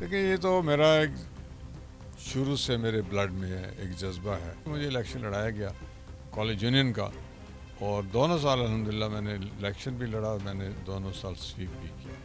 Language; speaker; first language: Urdu; non-native, local second language; Punjabi